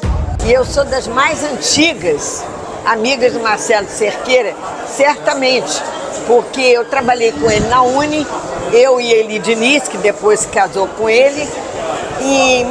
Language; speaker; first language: Portuguese; native; Portuguese